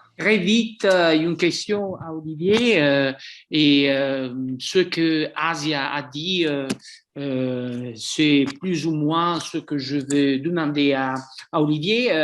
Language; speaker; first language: French; non-native, fluent; Italian